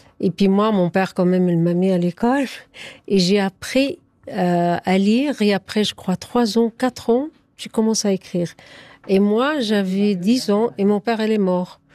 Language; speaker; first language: French; non-native, fluent; Arabic